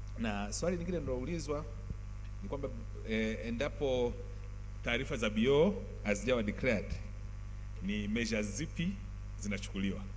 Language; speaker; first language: Swahili; native; Swahili